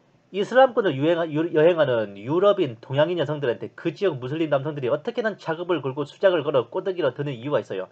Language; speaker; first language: Korean; native; Korean